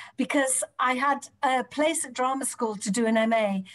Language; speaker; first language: English; native; English